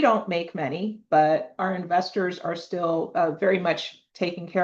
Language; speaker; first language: English; native; English